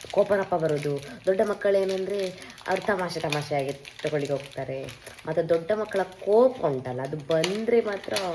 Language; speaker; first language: Kannada; non-native, local second language; Tulu